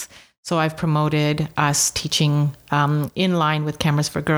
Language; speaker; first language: English; native; English